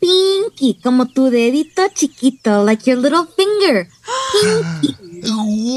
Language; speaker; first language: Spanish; early bilingual, other home language; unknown